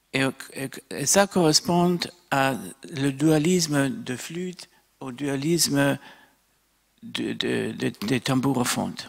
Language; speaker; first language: French; non-native, fluent; German